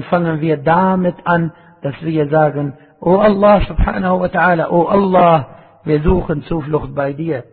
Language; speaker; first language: German; non-native, fluent; Arabic